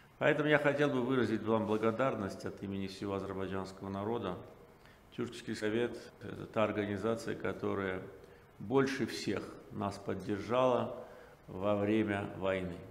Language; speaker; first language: Russian; non-native, local second language; Azerbaijani